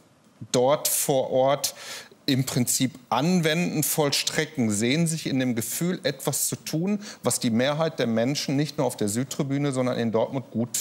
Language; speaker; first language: German; native; German